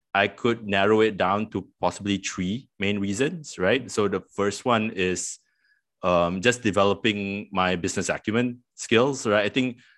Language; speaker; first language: English; non-native, local second language; Malay